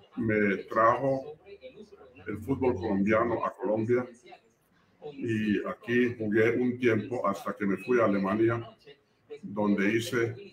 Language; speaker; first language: Spanish; non-native, fluent; Croatian